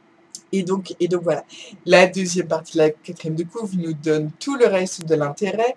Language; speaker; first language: French; native; French